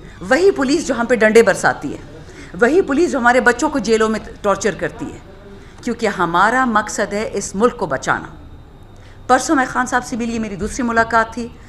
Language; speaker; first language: Urdu; non-native, local second language; Pashto